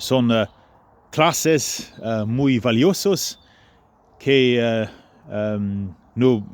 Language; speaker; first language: Spanish; non-native, fluent; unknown